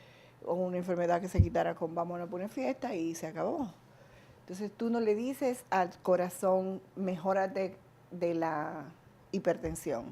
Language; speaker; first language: Spanish; native; Spanish